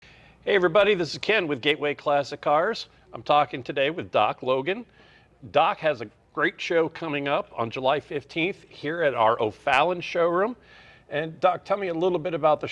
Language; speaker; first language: English; native; English